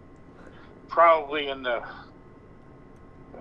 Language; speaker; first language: English; native; English